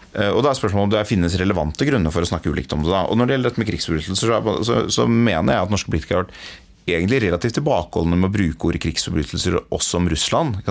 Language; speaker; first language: Norwegian; native; Norwegian